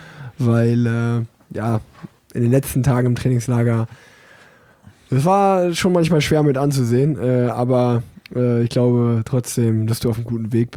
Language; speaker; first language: German; native; German